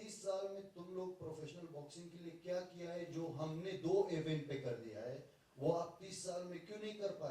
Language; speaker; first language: Hindi; non-native, fluent; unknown